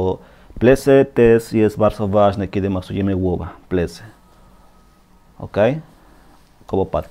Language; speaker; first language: Polish; non-native, learner; Spanish